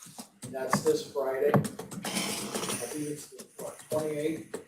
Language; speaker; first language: English; native; English